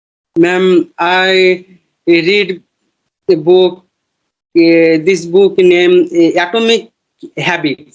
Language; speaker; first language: English; non-native, learner; Bangla